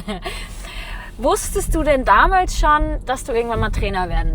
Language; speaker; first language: German; native; German